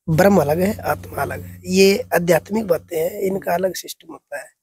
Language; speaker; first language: Hindi; native; Hindi